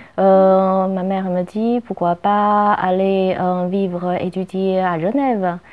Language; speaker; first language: French; non-native, fluent; Chinese